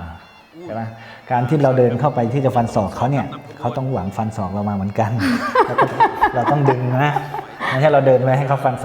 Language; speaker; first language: Thai; native; Thai